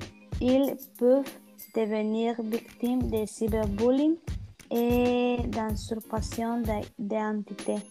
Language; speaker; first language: French; non-native, learner; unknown